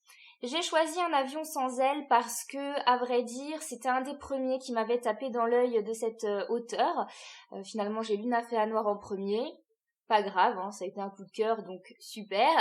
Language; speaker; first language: French; native; French